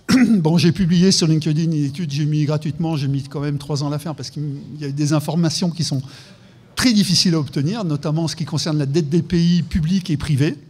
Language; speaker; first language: French; native; French